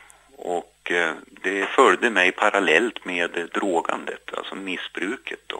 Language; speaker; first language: Swedish; native; Swedish